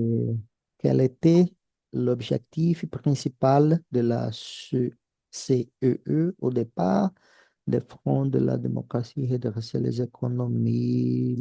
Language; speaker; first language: French; non-native, fluent; Portuguese